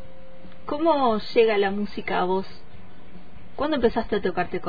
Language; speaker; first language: Spanish; native; Spanish